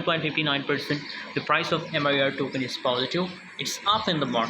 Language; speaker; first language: English; non-native, fluent; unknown